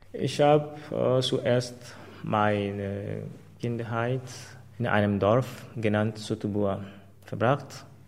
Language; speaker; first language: German; non-native, fluent; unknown